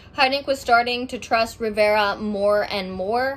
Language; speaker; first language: English; native; English